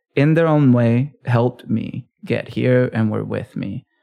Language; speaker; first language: English; early bilingual, other home language; Spanish